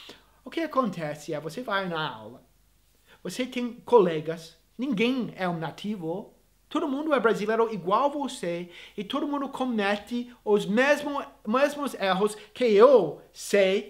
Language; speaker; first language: Portuguese; non-native, fluent; English